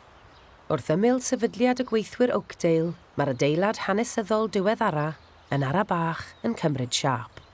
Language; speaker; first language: Welsh; native; Welsh